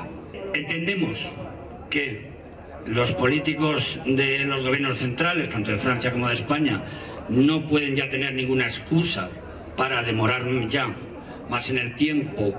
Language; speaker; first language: Spanish; native; Spanish